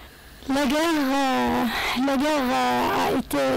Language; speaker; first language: French; non-native, learner; Arabic